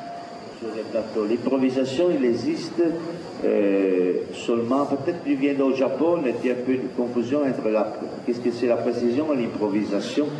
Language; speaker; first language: French; non-native, fluent; Italian